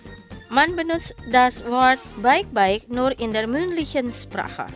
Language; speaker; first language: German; non-native, fluent; Indonesian